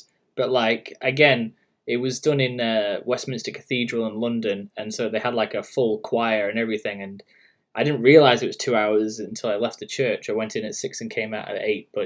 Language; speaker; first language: English; native; English